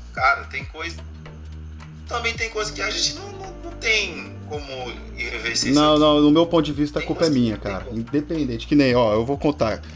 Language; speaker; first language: Portuguese; non-native, fluent; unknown